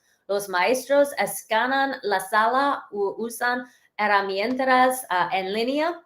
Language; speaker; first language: Spanish; early bilingual, heritage; English